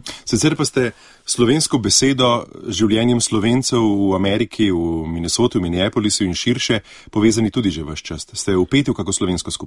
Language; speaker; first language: Slovenian; native; Slovenian